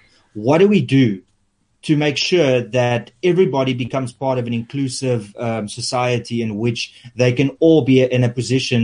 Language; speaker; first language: English; non-native, local second language; Afrikaans